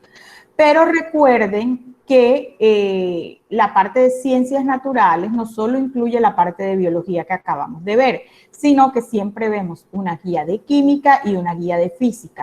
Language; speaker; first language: Spanish; native; Spanish